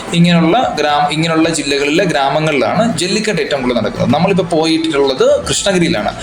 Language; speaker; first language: Malayalam; native; Malayalam